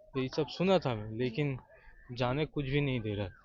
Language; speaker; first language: Hindi; non-native, local second language; Bangla